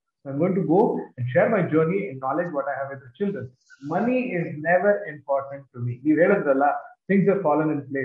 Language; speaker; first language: English; non-native, local second language; Kannada